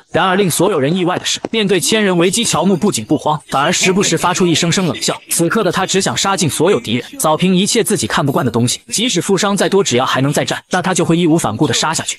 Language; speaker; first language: Chinese; native; Chinese